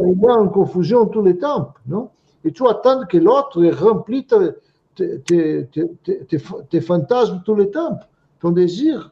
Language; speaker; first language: French; non-native, fluent; Portuguese